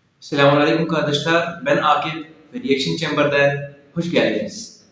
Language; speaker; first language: Turkish; non-native, learner; Urdu